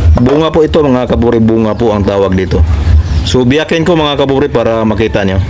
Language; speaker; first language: Filipino; non-native, local second language; Cebuano